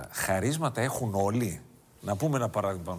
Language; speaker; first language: Greek; native; Greek